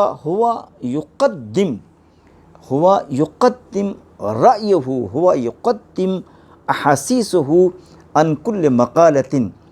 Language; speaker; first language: Arabic; non-native, fluent; Urdu